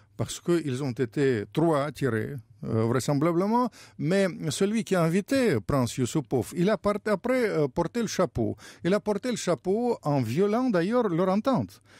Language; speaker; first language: French; non-native, fluent; Russian